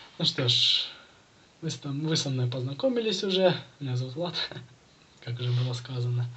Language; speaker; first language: Russian; native; Russian